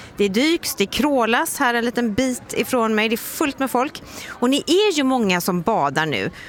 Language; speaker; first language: Swedish; native; Swedish